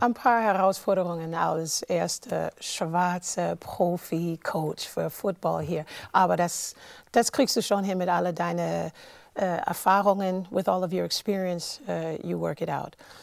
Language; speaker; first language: German; non-native, fluent; English